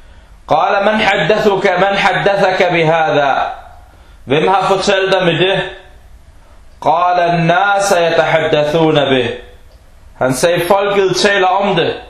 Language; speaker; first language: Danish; non-native, fluent; Arabic